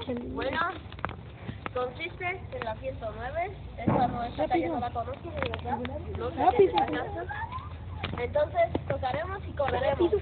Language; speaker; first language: Spanish; native; Spanish